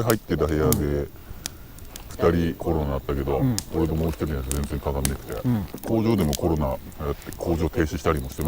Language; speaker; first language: Japanese; native; Japanese